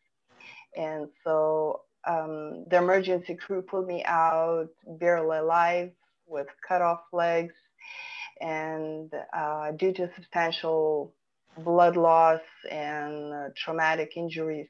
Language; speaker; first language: English; non-native, fluent; Lithuanian